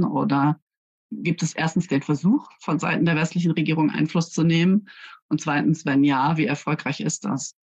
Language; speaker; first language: German; native; German